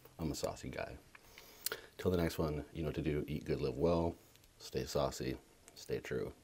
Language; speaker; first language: English; native; English